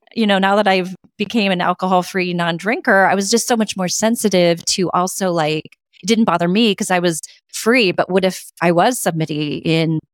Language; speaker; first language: English; native; English